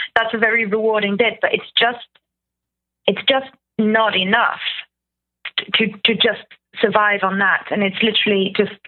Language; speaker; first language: English; non-native, fluent; German